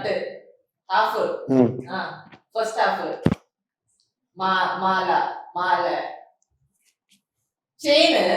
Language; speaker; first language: Tamil; non-native, learner; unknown